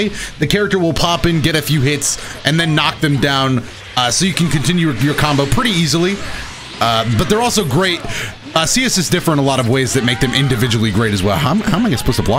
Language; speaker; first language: English; native; English